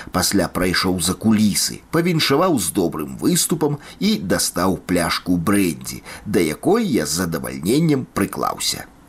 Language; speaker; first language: Belarusian; native; Belarusian